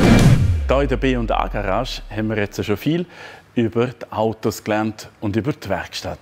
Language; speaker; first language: German; native; German